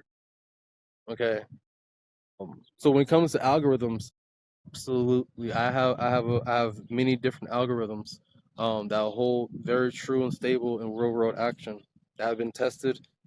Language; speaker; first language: English; native; English